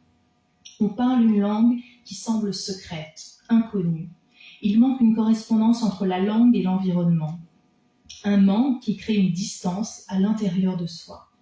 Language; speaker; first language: French; native; French